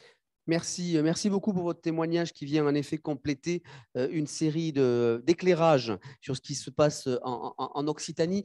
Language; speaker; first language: French; native; French